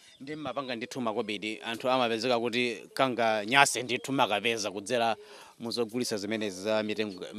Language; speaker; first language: Nyanja; native; Nyanja